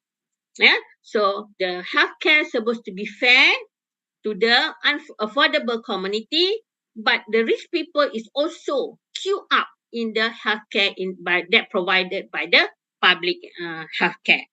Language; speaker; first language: English; non-native, local second language; Malay